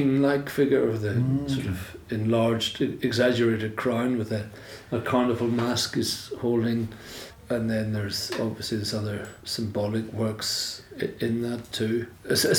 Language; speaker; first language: English; native; English